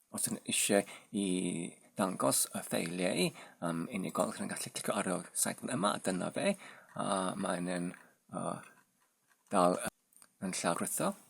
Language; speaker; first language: Welsh; non-native, learner; Polish